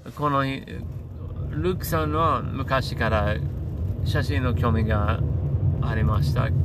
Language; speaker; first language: Japanese; non-native, learner; English